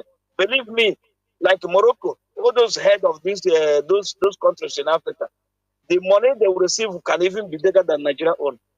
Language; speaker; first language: English; non-native, local second language; Igbo